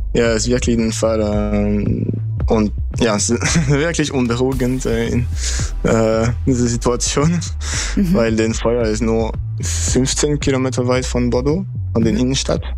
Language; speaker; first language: German; non-native, fluent; French